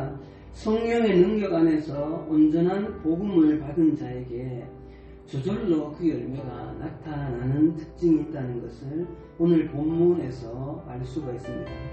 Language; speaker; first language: Korean; native; Korean